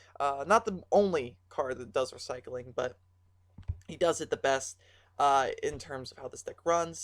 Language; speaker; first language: English; native; English